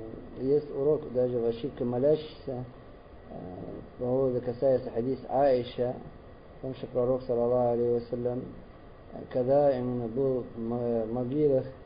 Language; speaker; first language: Russian; non-native, learner; Arabic